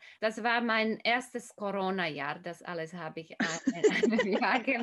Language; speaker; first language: German; non-native, fluent; Slovak